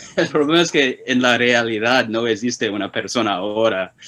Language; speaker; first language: Spanish; non-native, fluent; Chinese